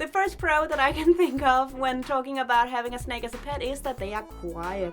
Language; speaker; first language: English; non-native, fluent; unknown